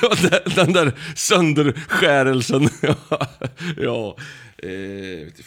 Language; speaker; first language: Swedish; native; Swedish